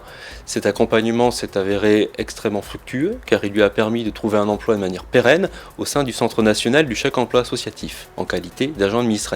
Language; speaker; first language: French; native; French